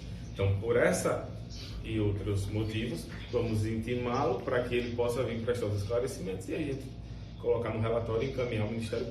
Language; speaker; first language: Portuguese; native; Portuguese